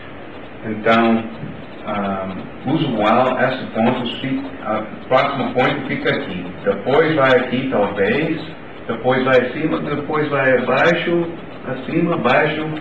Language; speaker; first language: Portuguese; non-native, learner; English